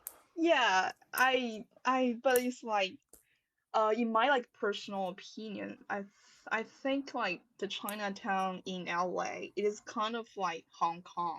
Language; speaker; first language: English; non-native, fluent; Chinese